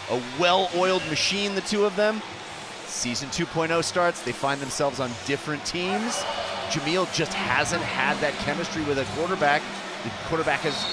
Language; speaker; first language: English; native; English